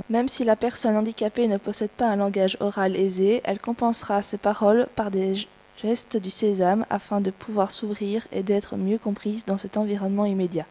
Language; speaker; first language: French; native; French